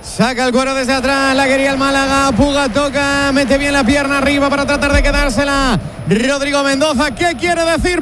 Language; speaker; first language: Spanish; native; Spanish